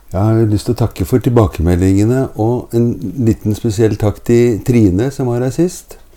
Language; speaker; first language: Norwegian; native; Norwegian